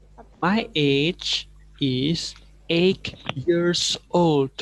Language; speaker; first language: English; non-native, learner; Indonesian